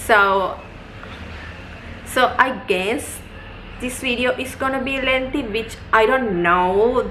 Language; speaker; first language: English; non-native, local second language; Sinhala